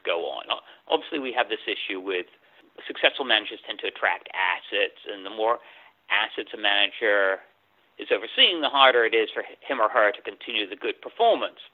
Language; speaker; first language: English; native; English